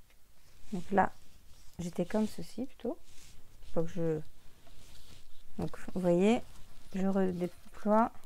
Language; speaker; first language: French; native; French